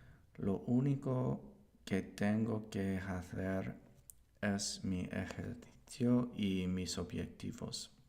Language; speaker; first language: Spanish; non-native, learner; English